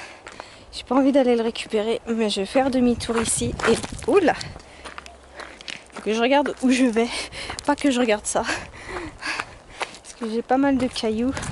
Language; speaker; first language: French; native; French